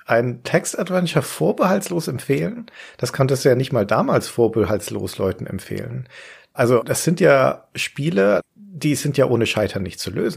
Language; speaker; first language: German; native; German